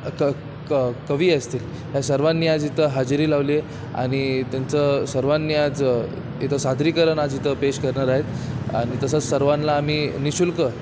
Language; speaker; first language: Marathi; native; Marathi